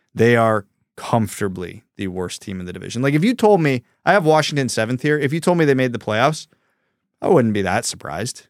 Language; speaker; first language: English; early bilingual, other home language; Ukrainian